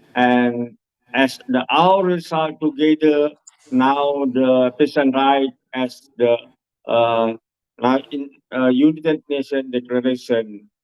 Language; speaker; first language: English; non-native, learner; Indonesian